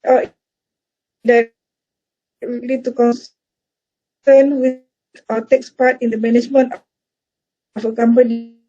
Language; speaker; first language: English; non-native, local second language; Malay